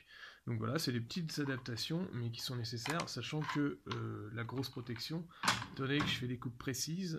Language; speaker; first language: French; native; French